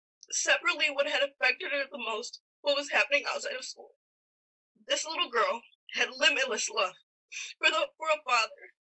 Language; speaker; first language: English; early bilingual, other home language; Spanish